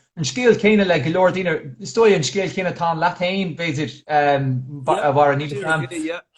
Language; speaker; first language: Irish; non-native, local second language; English